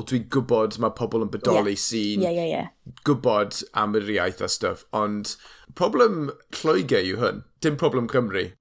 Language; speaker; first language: Welsh; non-native, local second language; English